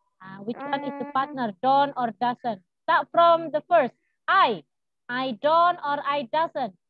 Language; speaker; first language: English; non-native, learner; Indonesian